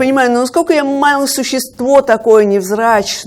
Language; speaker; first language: Russian; native; Russian